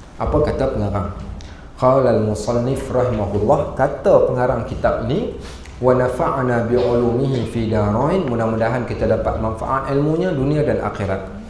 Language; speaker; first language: Malay; native; Malay